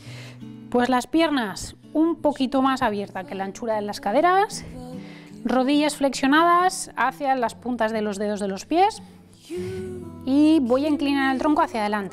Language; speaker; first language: Spanish; native; Spanish